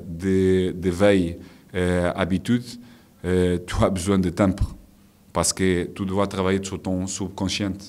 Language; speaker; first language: French; non-native, fluent; Portuguese